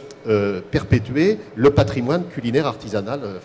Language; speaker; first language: French; native; French